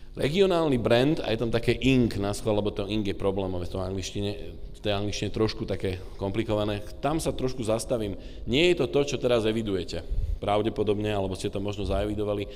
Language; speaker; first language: Slovak; native; Slovak